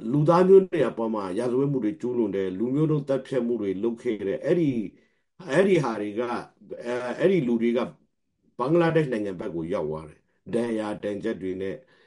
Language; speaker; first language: Burmese; non-native, local second language; Rohingya